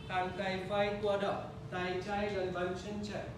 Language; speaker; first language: Vietnamese; non-native, learner; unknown